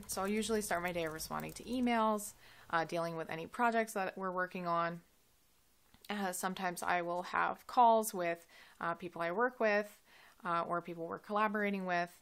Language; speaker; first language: English; native; English